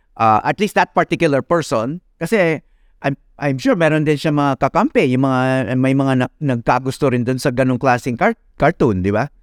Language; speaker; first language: Filipino; native; Filipino